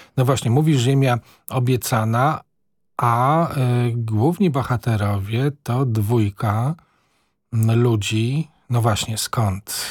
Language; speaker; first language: Polish; native; Polish